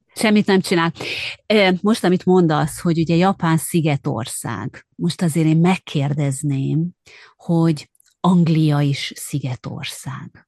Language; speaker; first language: Hungarian; native; Hungarian